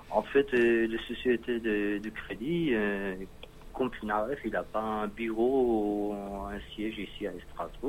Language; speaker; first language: French; non-native, learner; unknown